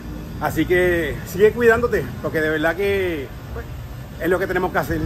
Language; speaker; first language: Spanish; native; Spanish